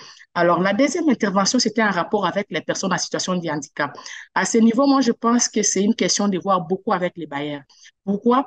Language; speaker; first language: French; non-native, local second language; Swahili